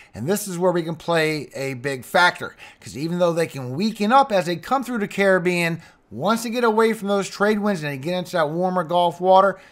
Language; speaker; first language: English; native; English